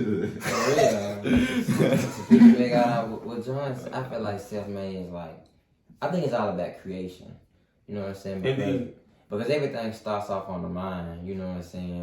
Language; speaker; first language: English; native; English